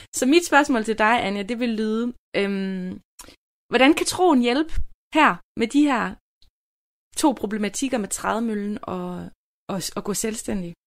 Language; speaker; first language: Danish; native; Danish